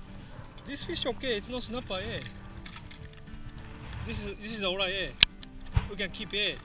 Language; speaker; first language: English; non-native, learner; Japanese